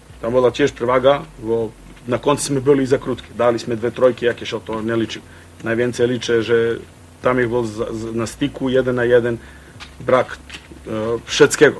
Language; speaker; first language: Polish; non-native, fluent; Croatian